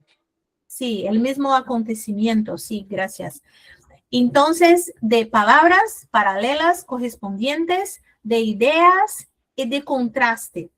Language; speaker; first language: Spanish; non-native, fluent; Portuguese